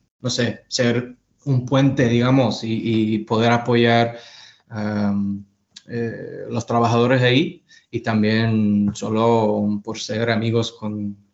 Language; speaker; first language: Spanish; non-native, fluent; English